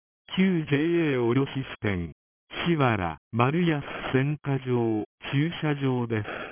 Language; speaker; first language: Japanese; native; Japanese